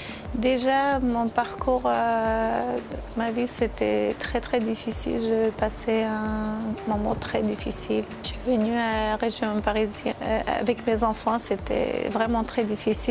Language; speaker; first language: French; non-native, fluent; Armenian